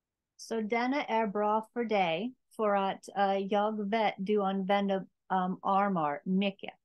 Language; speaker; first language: Swedish; non-native, learner; English